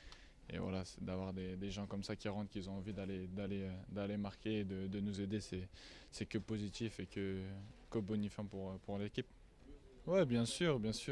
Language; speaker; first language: French; native; French